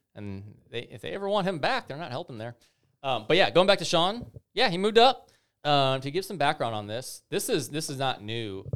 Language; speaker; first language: English; native; English